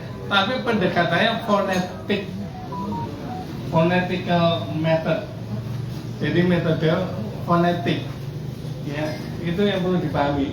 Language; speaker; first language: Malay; non-native, local second language; Javanese